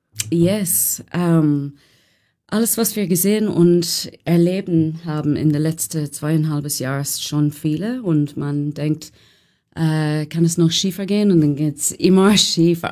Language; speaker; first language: German; non-native, learner; English